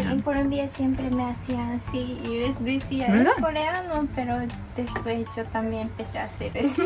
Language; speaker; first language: Spanish; non-native, fluent; Japanese